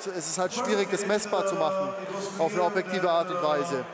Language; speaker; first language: German; native; German